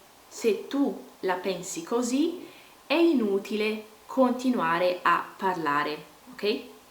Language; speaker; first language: Italian; non-native, fluent; Portuguese